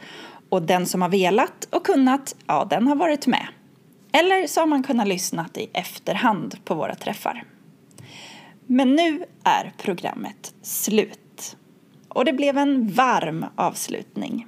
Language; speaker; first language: Swedish; native; Swedish